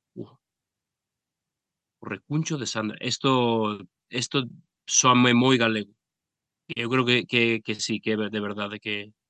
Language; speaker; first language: Galician; native; Galician